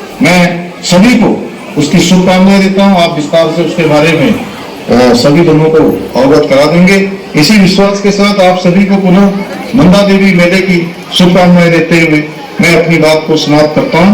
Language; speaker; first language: Hindi; native; Hindi